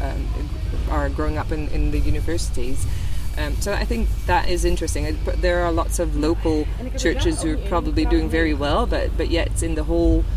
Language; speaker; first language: English; non-native, fluent; Dutch